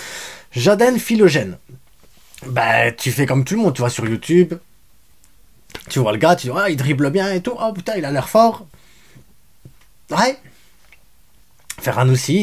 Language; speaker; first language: French; native; French